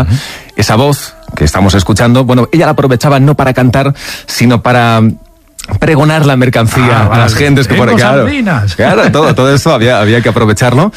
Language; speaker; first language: Spanish; native; Spanish